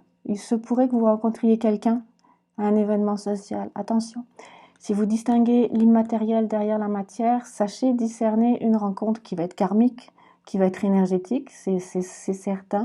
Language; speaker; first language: French; native; French